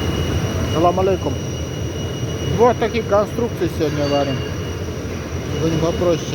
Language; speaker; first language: Russian; non-native, local second language; Kyrgyz